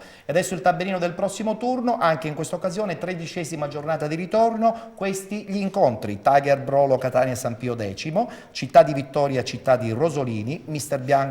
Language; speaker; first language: Italian; native; Italian